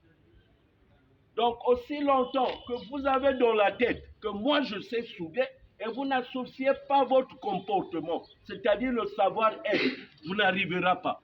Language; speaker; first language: French; native; French